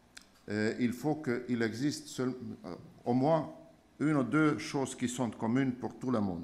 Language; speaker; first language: French; non-native, fluent; Estonian